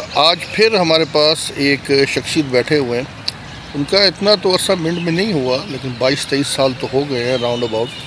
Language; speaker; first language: Urdu; native; Urdu